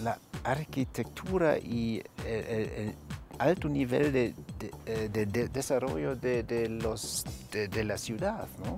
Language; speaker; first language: Spanish; non-native, fluent; German